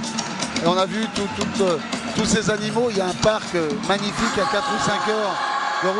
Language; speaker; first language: French; native; French